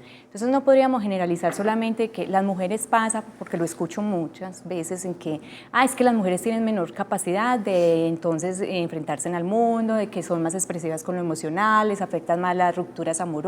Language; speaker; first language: Spanish; native; Spanish